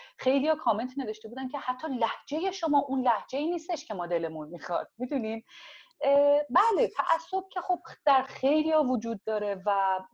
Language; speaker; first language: Persian; non-native, local second language; Azerbaijani